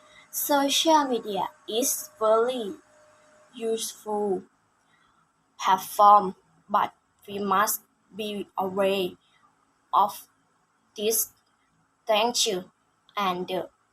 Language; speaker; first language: English; non-native, learner; Thai